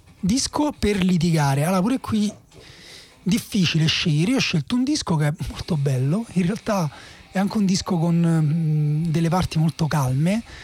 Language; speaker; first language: Italian; native; Italian